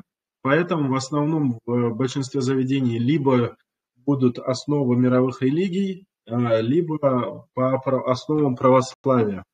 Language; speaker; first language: Russian; non-native, local second language; Kumyk